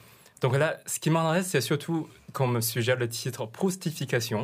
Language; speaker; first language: French; non-native, fluent; Chinese